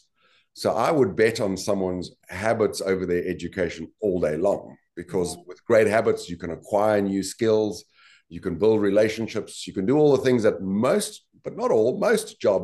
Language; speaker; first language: English; native; English